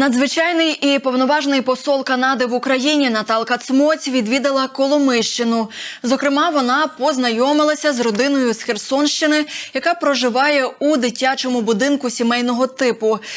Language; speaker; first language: Ukrainian; native; Ukrainian